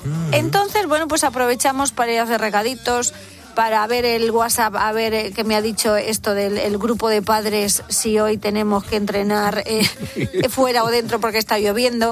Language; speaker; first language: Spanish; native; Spanish